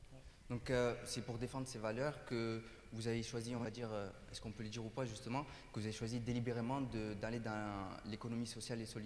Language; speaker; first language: French; native; French